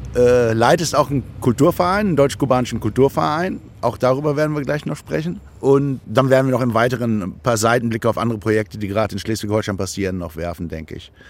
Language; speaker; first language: German; non-native, fluent; Spanish